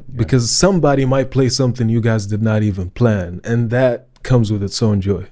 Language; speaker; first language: English; non-native, fluent; Arabic